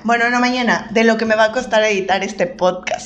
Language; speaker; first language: Spanish; native; Spanish